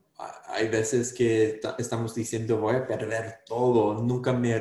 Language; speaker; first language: Spanish; non-native, fluent; English